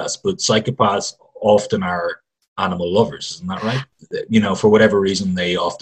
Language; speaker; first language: English; native; English